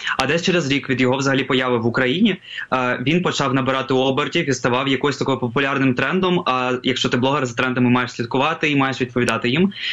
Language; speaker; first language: Ukrainian; non-native, local second language; Russian